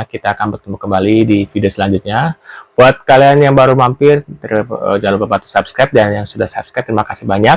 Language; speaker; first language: Indonesian; native; Indonesian